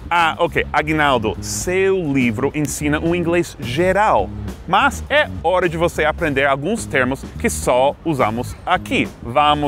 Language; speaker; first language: Portuguese; non-native, fluent; English